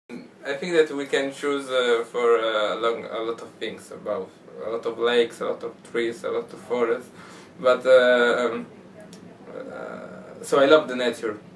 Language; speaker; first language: English; non-native, learner; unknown